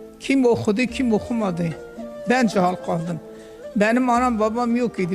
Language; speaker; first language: Turkish; non-native, local second language; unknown